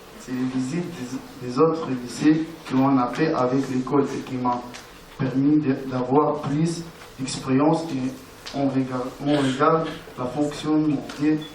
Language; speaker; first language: French; non-native, local second language; Arabic